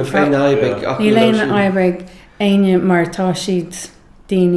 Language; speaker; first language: Irish; non-native, learner; English